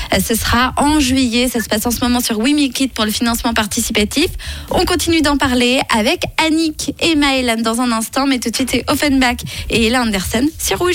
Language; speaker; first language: French; native; French